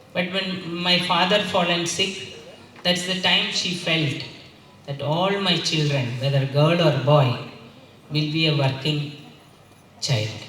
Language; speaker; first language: English; non-native, local second language; Malayalam